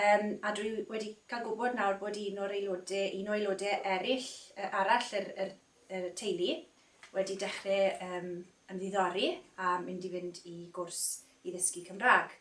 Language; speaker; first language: Welsh; native; Welsh